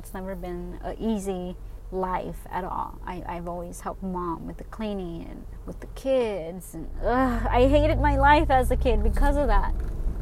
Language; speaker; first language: English; early bilingual, other home language; Spanish